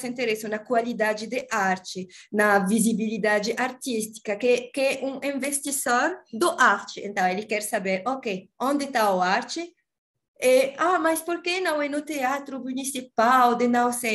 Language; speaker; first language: Portuguese; non-native, learner; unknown